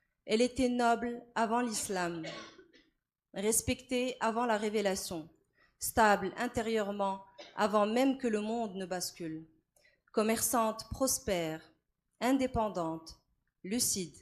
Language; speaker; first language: French; non-native, local second language; Arabic